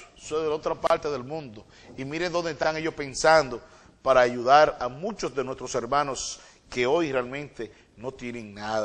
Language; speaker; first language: Spanish; native; Spanish